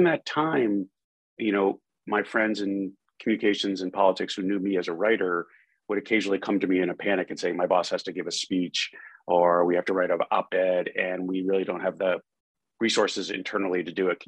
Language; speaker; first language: English; native; English